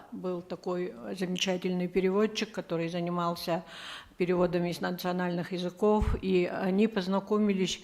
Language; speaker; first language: Russian; native; Russian